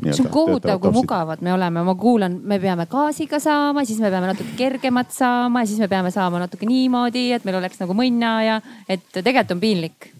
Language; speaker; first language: Estonian; native; Estonian